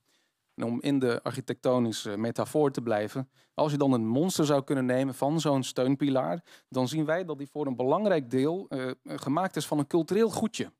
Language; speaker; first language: Dutch; native; Dutch